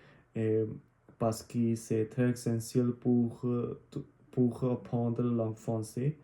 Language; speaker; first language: French; non-native, learner; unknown